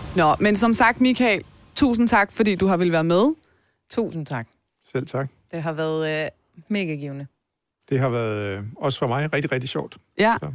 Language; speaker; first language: Danish; native; Danish